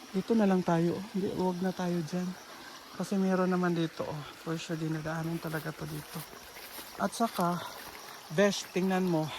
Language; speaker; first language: Filipino; non-native, local second language; Cebuano